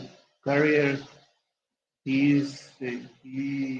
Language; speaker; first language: English; non-native, learner; Spanish